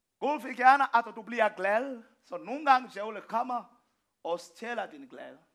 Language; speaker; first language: Danish; non-native, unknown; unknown